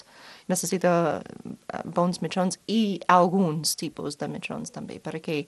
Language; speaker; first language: Catalan; non-native, fluent; English